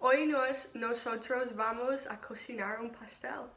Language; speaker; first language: Spanish; non-native, learner; English